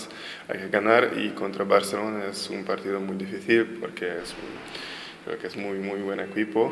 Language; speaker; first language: Spanish; non-native, learner; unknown